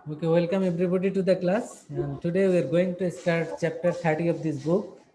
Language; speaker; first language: English; non-native, local second language; Bangla